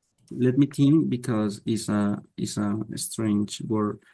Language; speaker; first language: English; non-native, learner; Spanish